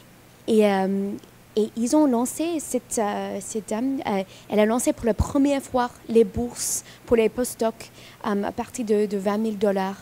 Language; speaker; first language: French; non-native, fluent; English